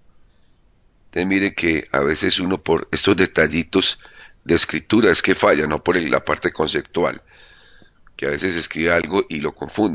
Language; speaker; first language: Spanish; native; Spanish